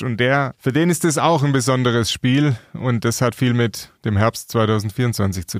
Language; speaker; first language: German; native; German